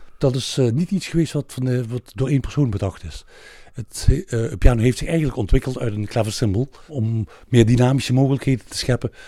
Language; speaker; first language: Dutch; native; Dutch